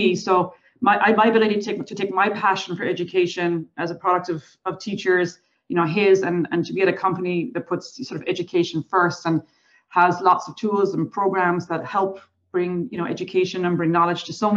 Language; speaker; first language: English; native; English